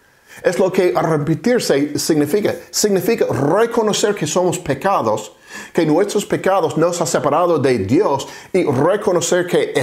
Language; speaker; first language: Spanish; non-native, fluent; English